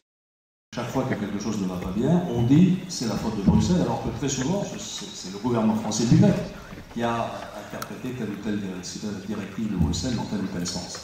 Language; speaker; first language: French; native; French